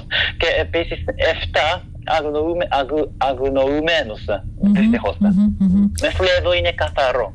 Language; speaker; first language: Greek; non-native, fluent; Japanese